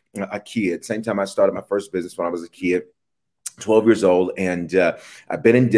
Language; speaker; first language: English; native; English